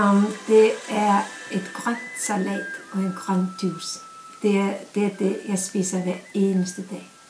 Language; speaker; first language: Danish; non-native, fluent; Icelandic